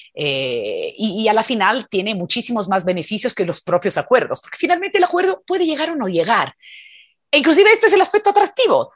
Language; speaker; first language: Spanish; non-native, fluent; Italian